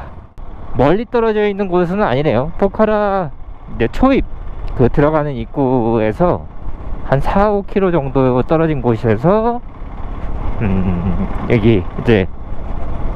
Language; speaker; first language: Korean; native; Korean